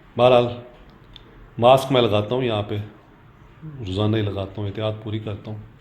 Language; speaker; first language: Urdu; non-native, local second language; Punjabi